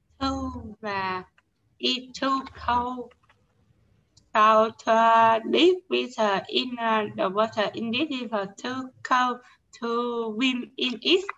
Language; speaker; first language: English; non-native, learner; Vietnamese